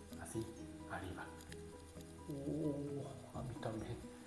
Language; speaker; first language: Spanish; non-native, learner; Japanese